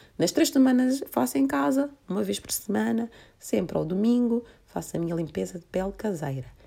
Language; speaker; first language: Portuguese; non-native, local second language; Kabuverdianu